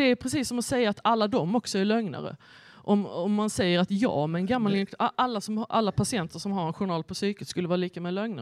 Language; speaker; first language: Swedish; native; Swedish